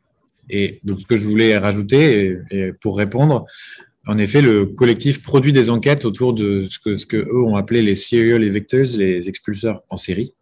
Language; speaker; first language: French; native; French